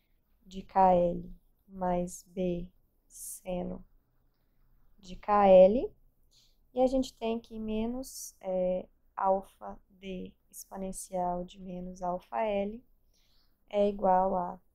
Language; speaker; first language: Portuguese; native; Portuguese